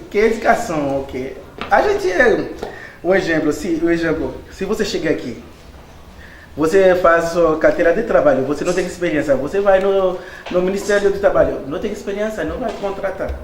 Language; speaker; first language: Portuguese; non-native, learner; Haitian Creole